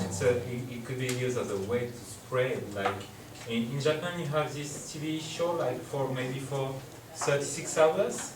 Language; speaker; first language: English; non-native, fluent; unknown